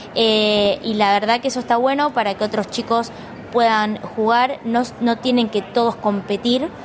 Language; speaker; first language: Spanish; native; Spanish